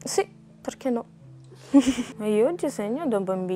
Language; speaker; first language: Italian; non-native, learner; Ukrainian